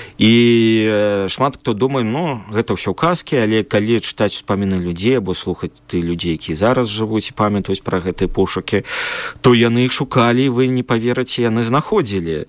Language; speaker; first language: Belarusian; native; Belarusian